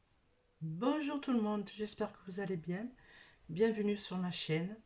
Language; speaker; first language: French; native; French